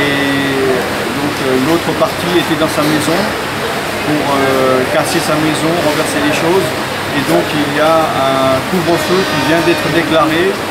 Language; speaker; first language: French; native; French